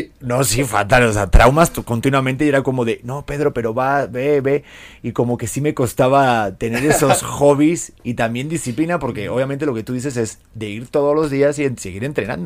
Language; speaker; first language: Spanish; native; Spanish